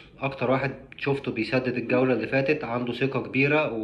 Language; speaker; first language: Arabic; native; Arabic